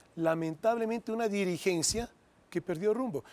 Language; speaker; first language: Spanish; native; Spanish